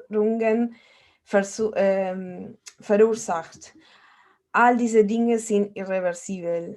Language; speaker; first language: German; non-native, fluent; Spanish